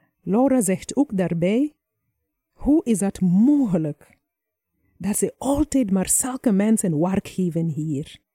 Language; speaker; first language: Dutch; non-native, fluent; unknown